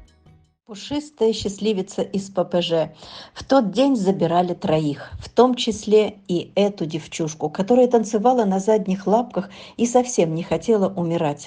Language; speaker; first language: Russian; native; Russian